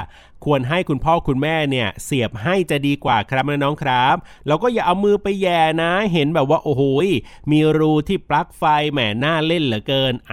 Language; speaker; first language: Thai; native; Thai